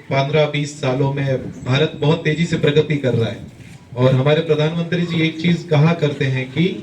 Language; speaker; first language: Hindi; native; Hindi